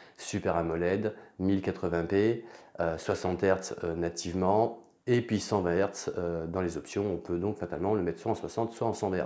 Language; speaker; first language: French; native; French